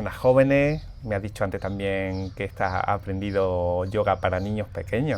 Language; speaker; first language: Spanish; native; Spanish